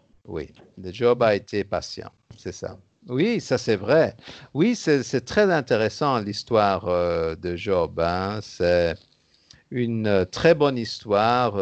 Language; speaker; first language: French; native; French